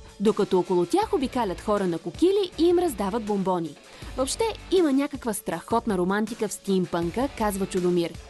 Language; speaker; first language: Bulgarian; native; Bulgarian